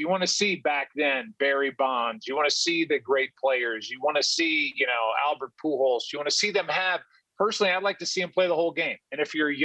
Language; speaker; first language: English; native; English